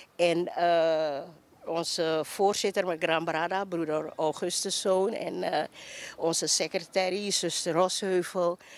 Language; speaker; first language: Dutch; native; Dutch